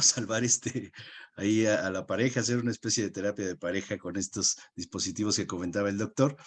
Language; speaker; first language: Spanish; native; Spanish